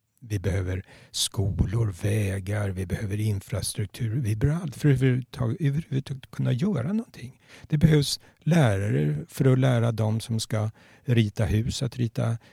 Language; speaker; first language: Swedish; native; Swedish